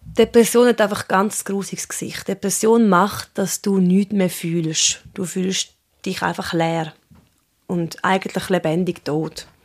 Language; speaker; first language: German; early bilingual, other home language; Swiss German